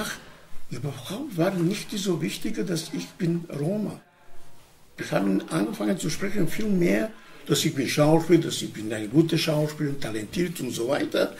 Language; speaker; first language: German; non-native, learner; Romany